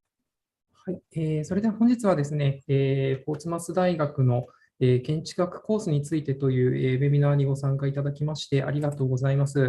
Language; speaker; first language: Japanese; native; Japanese